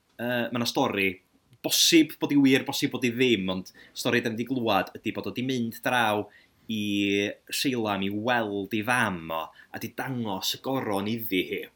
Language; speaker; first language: Welsh; native; Welsh